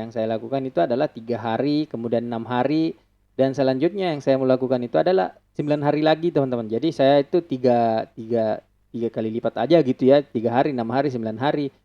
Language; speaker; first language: Indonesian; non-native, local second language; Buginese